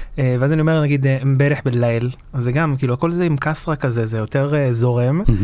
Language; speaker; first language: Hebrew; early bilingual, other home language; Arabic